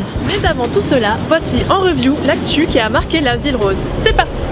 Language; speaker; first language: French; native; French